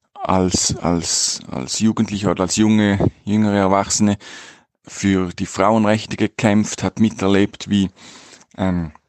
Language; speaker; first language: German; native; German